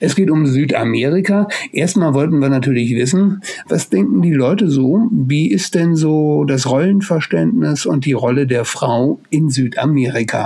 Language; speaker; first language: German; native; German